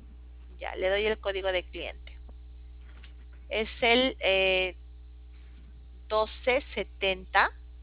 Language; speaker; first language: Spanish; native; Spanish